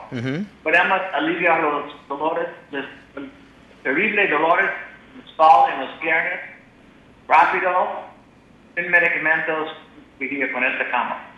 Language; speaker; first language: Spanish; non-native, learner; English